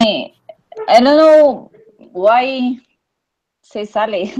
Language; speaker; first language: English; non-native, learner; Spanish